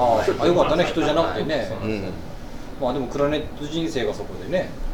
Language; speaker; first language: Japanese; native; Japanese